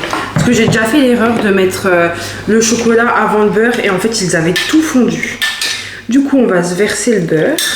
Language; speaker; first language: French; native; French